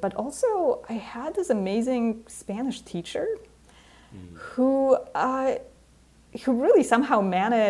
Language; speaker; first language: English; non-native, fluent; Polish